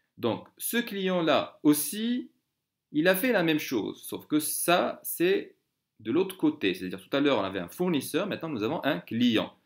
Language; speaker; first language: French; non-native, local second language; Arabic